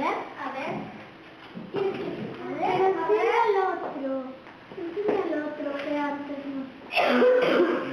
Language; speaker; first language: Spanish; non-native, local second language; Galician